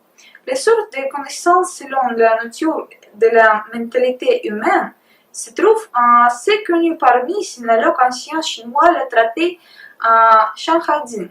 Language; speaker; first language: French; non-native, learner; Russian